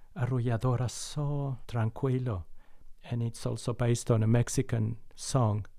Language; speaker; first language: English; non-native, fluent; Spanish